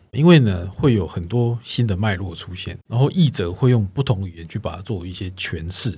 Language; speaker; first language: Chinese; native; Chinese